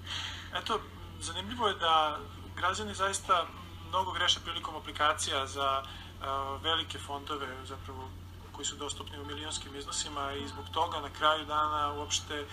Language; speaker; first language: Serbian; native; Serbian